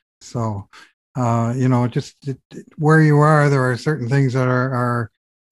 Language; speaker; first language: English; native; English